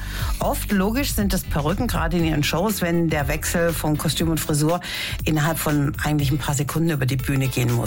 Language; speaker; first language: German; native; German